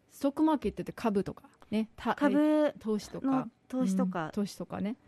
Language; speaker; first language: Japanese; native; Japanese